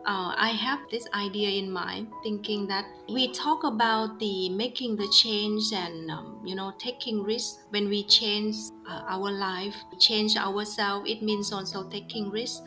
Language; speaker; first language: English; non-native, fluent; Vietnamese